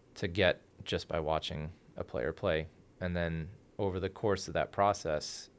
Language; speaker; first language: English; early bilingual, other home language; Spanish